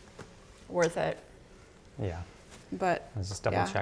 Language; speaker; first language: English; native; English